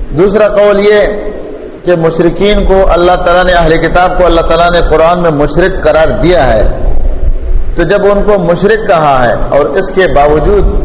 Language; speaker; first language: Urdu; non-native, local second language; Pashto